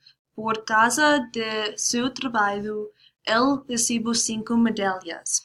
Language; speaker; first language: Portuguese; non-native, learner; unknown